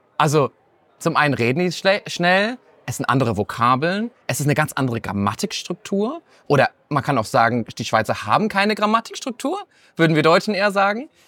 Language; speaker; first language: German; native; German